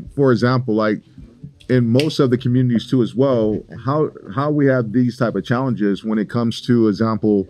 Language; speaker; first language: English; native; English